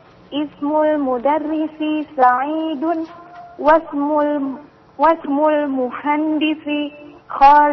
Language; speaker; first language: Arabic; non-native, learner; Indonesian